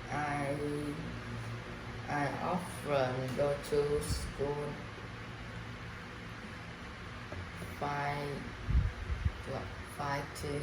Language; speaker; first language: English; non-native, learner; Vietnamese